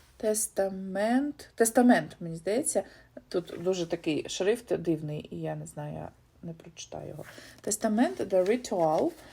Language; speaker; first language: Ukrainian; non-native, local second language; Russian